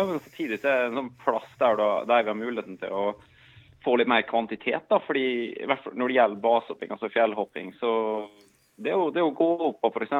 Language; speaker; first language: Norwegian; native; Norwegian